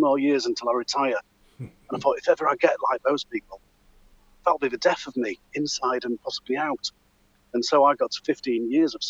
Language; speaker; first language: English; native; English